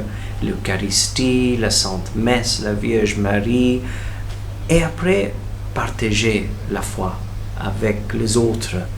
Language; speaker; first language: French; non-native, fluent; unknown